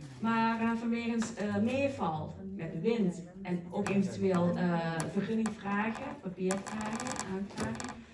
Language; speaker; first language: Dutch; non-native, learner; Thai